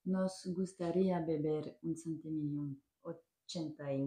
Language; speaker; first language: Spanish; non-native, learner; French